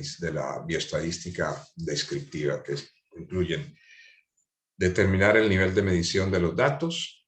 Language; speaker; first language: Spanish; native; Spanish